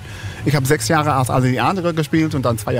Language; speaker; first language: German; non-native, learner; English